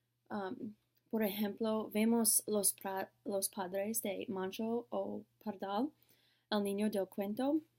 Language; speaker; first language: Spanish; non-native, learner; English